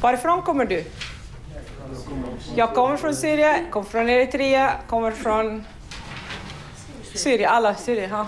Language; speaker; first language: Swedish; non-native, fluent; Arabic